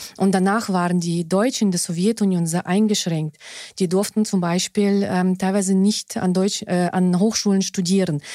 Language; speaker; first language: German; non-native, fluent; Russian